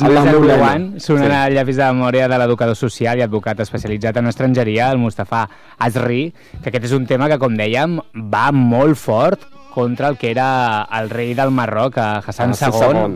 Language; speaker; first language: Catalan; native; Catalan